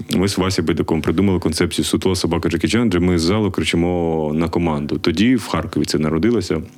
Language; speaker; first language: Ukrainian; native; Ukrainian